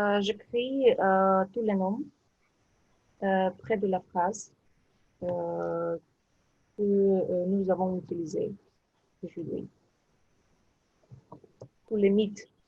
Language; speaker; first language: French; non-native, learner; Russian